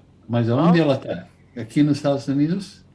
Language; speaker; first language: Portuguese; non-native, fluent; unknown